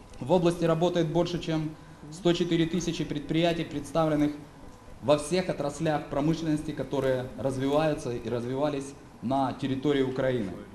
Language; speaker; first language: Russian; native; Russian